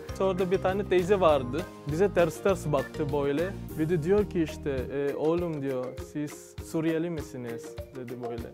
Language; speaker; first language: Turkish; non-native, fluent; Czech